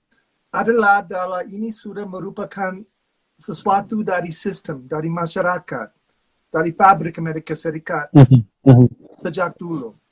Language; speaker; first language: Indonesian; non-native, fluent; English